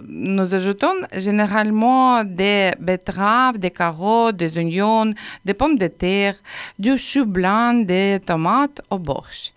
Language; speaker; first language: French; non-native, learner; Ukrainian